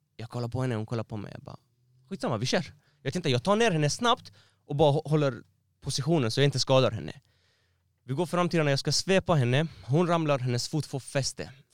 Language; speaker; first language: Swedish; non-native, fluent; Persian